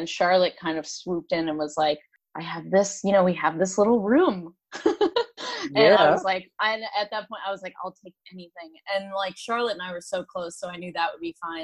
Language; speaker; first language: English; native; English